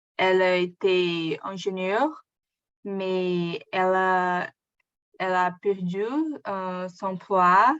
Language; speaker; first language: French; non-native, learner; Portuguese